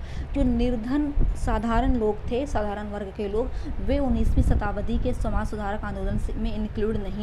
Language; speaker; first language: Hindi; native; Hindi